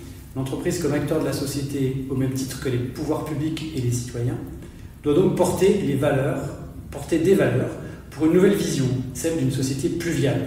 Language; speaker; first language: French; native; French